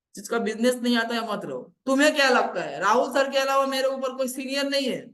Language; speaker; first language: Hindi; non-native, local second language; Bangla